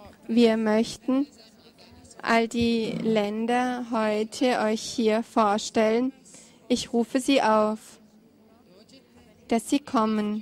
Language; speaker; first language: German; non-native, fluent; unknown